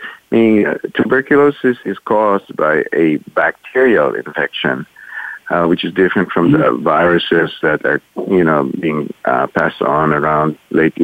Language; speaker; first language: English; non-native, local second language; Filipino